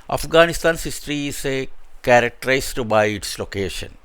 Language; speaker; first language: English; non-native, local second language; Malayalam